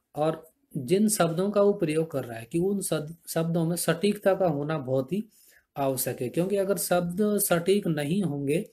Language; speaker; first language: Hindi; native; Hindi